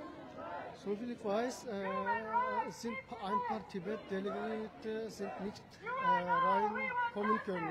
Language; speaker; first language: German; non-native, learner; Uyghur